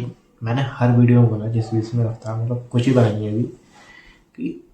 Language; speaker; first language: Hindi; native; Hindi